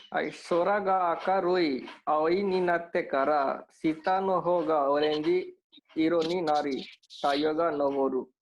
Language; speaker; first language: Japanese; non-native, learner; Hindi